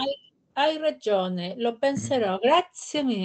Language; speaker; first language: Italian; non-native, learner; Spanish